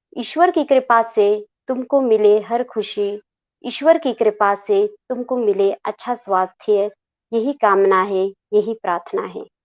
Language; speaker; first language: Hindi; non-native, local second language; Khasi